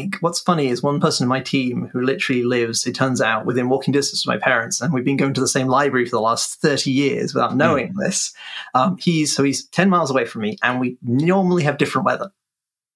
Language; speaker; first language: English; native; English